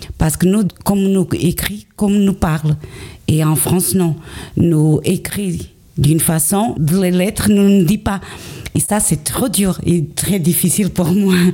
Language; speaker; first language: French; non-native, learner; Portuguese